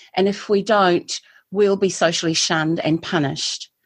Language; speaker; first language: English; native; English